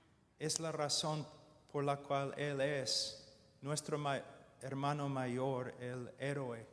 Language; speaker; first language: Spanish; non-native, fluent; English